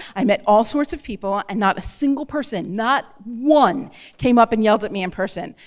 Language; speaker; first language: English; native; English